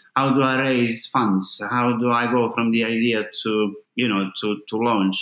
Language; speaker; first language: English; non-native, fluent; Bosnian